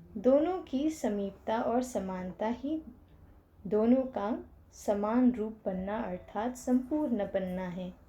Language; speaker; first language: Hindi; non-native, local second language; Marathi